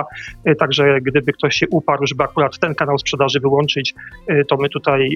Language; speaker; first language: Polish; native; Polish